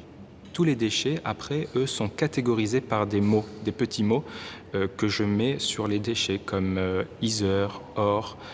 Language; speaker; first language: French; native; French